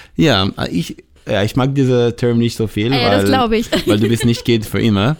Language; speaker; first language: German; non-native, learner; Hebrew